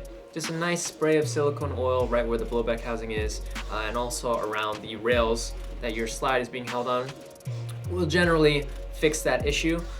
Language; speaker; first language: English; native; English